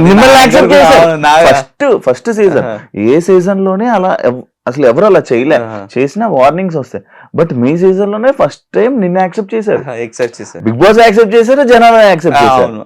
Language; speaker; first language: Telugu; native; Telugu